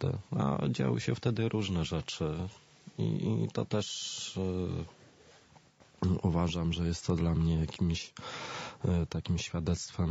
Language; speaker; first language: Polish; native; Polish